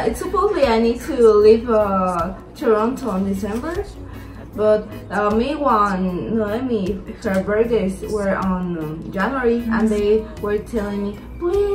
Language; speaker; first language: English; non-native, learner; Spanish